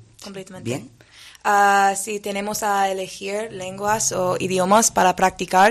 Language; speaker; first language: Spanish; non-native, learner; English